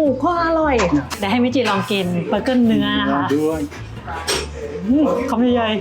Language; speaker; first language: Thai; native; Thai